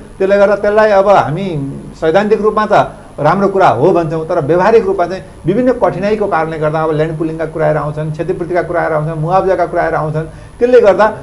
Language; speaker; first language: Nepali; native; Nepali